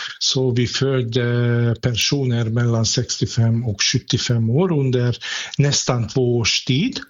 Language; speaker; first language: Swedish; non-native, fluent; Hungarian